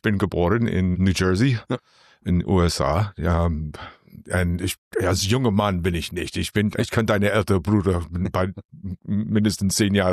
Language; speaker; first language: German; non-native, learner; English